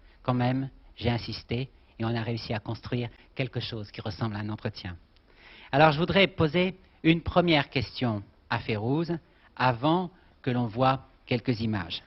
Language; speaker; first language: French; native; French